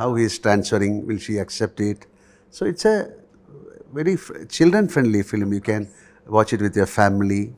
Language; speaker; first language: English; non-native, local second language; Malayalam